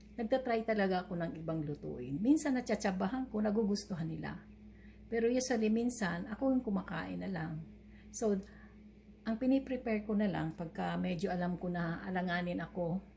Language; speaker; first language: Filipino; non-native, local second language; Bikol